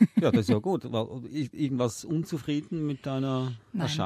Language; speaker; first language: German; native; German